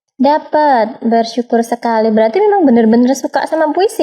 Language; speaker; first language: Indonesian; native; Indonesian